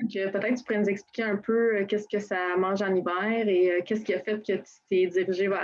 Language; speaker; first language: French; native; French